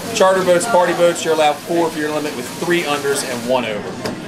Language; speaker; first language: English; native; English